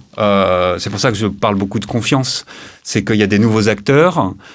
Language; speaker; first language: French; native; French